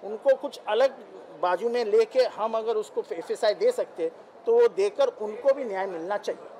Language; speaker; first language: Hindi; non-native, local second language; Marathi